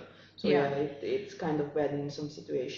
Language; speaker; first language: English; non-native, fluent; Romanian